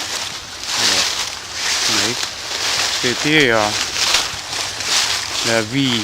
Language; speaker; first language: French; non-native, fluent; Korean